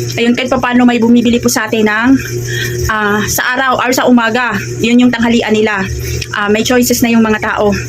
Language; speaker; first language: Filipino; non-native, local second language; Cebuano